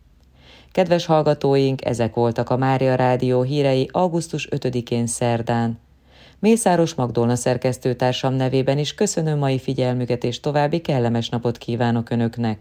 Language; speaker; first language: Hungarian; native; Hungarian